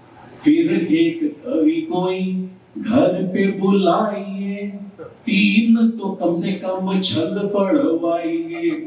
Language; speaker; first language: Hindi; native; Hindi